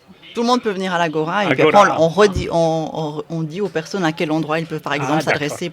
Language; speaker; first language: French; native; French